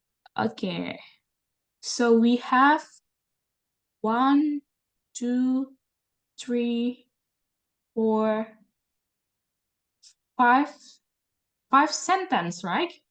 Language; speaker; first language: English; non-native, learner; Indonesian